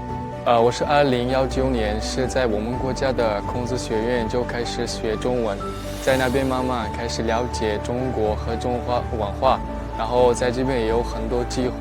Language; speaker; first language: Chinese; non-native, fluent; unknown